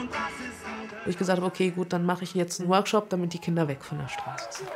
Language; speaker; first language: German; native; German